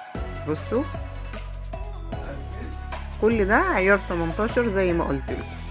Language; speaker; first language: Arabic; native; Arabic